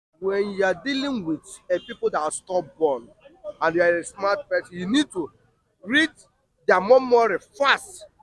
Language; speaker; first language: Nigerian Pidgin; non-native, local second language; Igbo